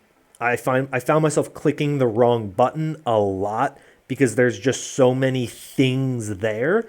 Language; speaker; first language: English; native; English